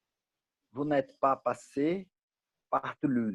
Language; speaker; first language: French; non-native, learner; Portuguese